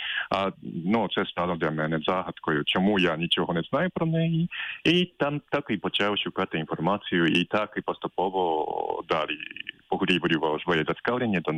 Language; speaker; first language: Ukrainian; non-native, fluent; Japanese